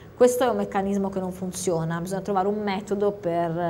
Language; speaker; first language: Italian; native; Italian